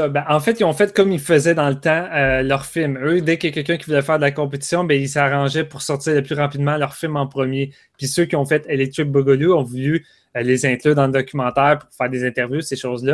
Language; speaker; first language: French; native; French